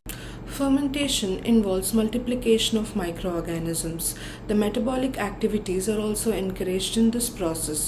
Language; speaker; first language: English; non-native, local second language; Tamil